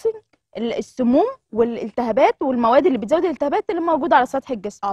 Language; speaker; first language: Arabic; native; Arabic